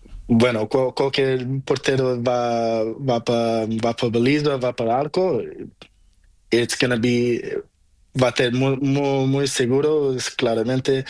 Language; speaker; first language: Spanish; non-native, learner; Portuguese